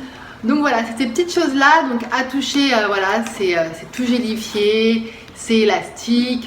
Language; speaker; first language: French; native; French